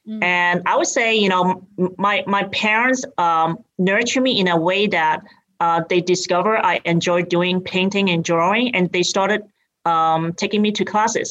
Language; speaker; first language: English; native; English